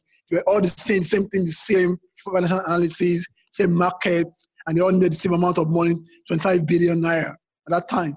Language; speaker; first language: English; non-native, local second language; Yoruba